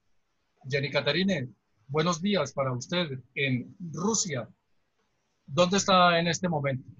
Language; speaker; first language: Spanish; native; Spanish